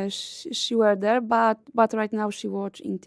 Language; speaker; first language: English; non-native, learner; Polish